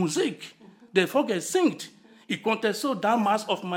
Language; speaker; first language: German; non-native, fluent; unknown